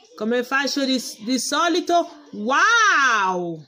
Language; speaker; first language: Italian; non-native, learner; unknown